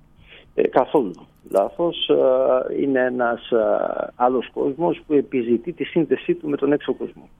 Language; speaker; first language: Greek; native; Greek